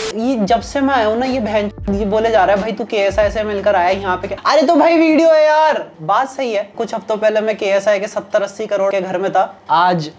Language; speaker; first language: Hindi; native; Hindi